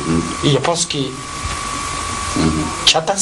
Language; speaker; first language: Russian; non-native, learner; Mongolian